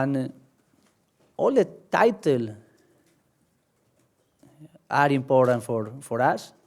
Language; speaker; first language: English; non-native, learner; Spanish